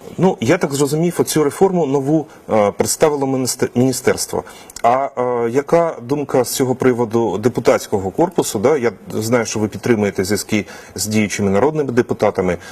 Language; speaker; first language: Ukrainian; native; Ukrainian